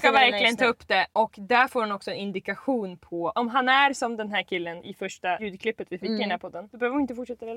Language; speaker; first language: Swedish; native; Swedish